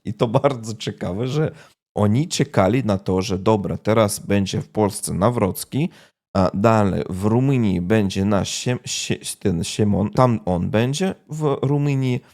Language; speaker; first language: Polish; non-native, fluent; Russian